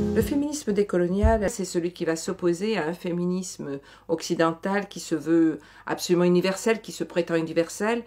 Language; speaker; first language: French; native; French